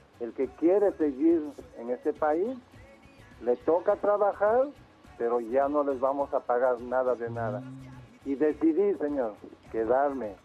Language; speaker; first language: Spanish; native; Spanish